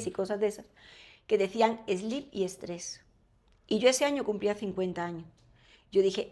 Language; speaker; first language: Spanish; native; Spanish